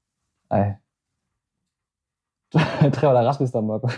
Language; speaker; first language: Macedonian; early bilingual, heritage; German